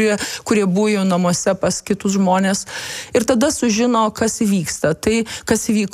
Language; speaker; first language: Lithuanian; native; Lithuanian